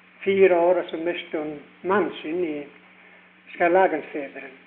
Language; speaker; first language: Norwegian; early bilingual, heritage; Norwegian